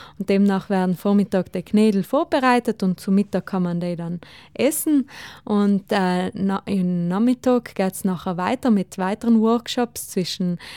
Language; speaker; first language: German; non-native, local second language; Ladin